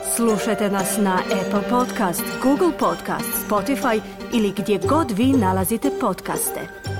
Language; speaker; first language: Croatian; native; Croatian